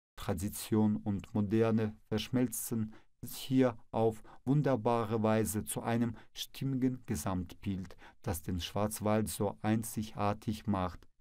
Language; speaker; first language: German; non-native, fluent; Russian